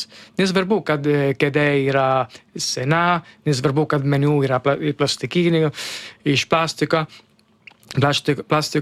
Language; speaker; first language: Lithuanian; non-native, learner; Italian